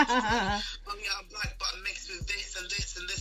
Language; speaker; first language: English; native; English